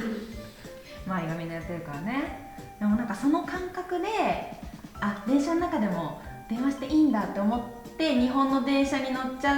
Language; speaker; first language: Japanese; native; Japanese